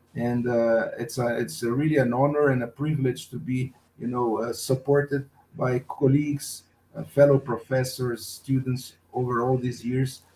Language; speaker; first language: English; non-native, fluent; Portuguese